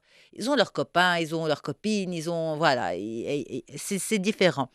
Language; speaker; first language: French; non-native, local second language; Arabic